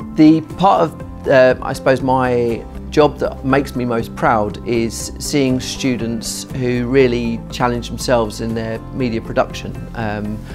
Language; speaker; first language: English; native; English